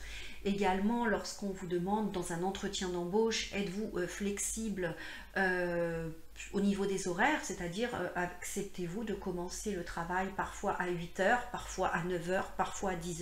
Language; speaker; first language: French; native; French